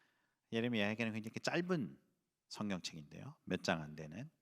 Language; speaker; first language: Korean; native; Korean